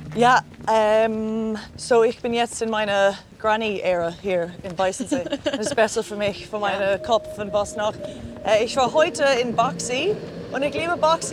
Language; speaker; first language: German; non-native, learner; English